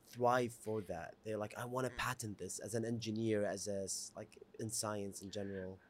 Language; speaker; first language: English; non-native, fluent; Arabic